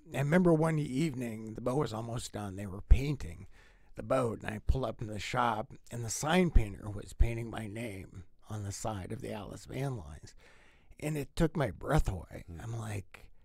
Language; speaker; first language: English; native; English